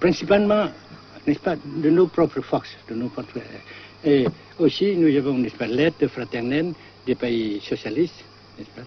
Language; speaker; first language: French; non-native, local second language; Vietnamese